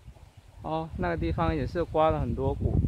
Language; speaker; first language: Chinese; early bilingual, heritage; Chinese